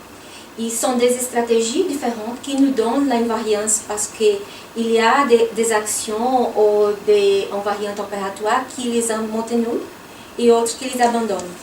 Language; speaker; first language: French; non-native, fluent; Portuguese